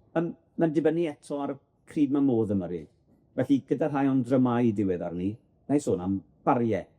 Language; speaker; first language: Welsh; native; Welsh